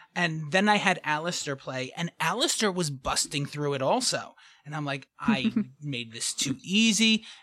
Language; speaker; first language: English; native; English